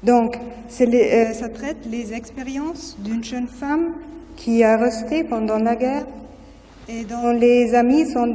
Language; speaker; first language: French; non-native, fluent; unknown